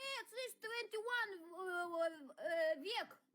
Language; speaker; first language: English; non-native, learner; Russian